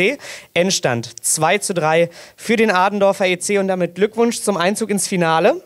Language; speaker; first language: German; native; German